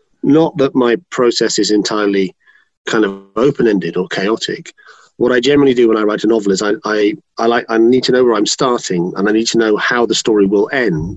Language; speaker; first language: English; native; English